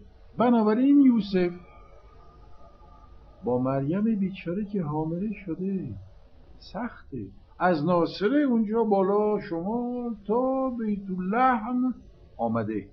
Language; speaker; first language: Persian; non-native, fluent; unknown